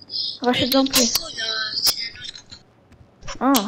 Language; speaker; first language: French; native; French